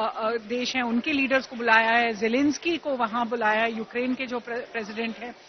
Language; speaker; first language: Hindi; native; Hindi